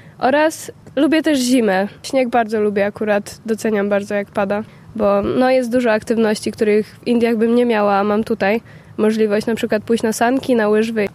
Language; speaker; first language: Polish; early bilingual, other home language; Hindi